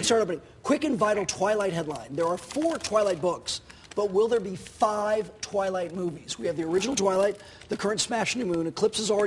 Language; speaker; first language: English; native; English